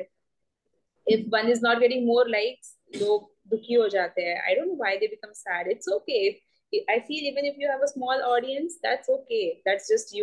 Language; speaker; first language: English; non-native, local second language; Marathi